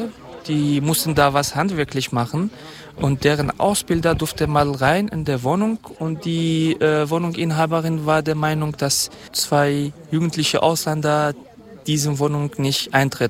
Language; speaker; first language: German; non-native, fluent; Kurdish